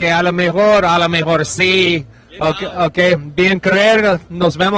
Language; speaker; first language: Spanish; non-native, learner; English